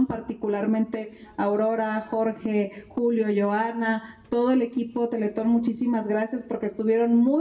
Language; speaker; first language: Spanish; native; Spanish